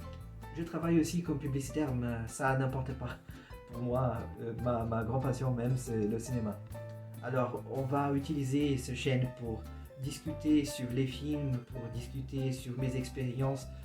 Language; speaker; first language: French; non-native, learner; Portuguese